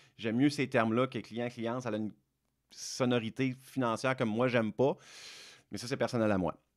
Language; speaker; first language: French; native; French